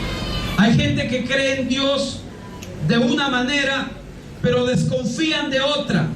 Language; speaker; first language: Spanish; native; Spanish